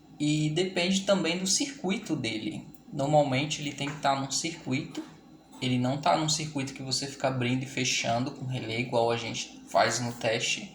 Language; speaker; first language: Portuguese; native; Portuguese